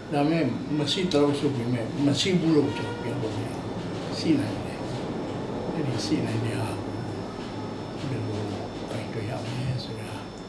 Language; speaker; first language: Burmese; non-native, local second language; Tedim Chin